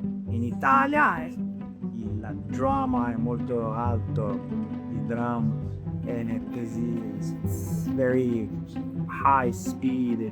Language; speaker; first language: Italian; non-native, learner; Norwegian